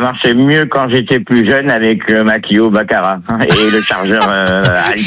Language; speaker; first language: French; native; French